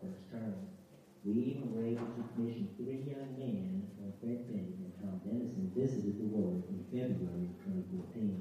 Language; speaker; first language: English; native; English